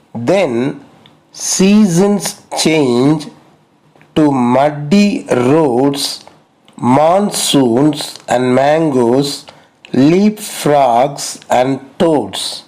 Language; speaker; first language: English; non-native, local second language; Tamil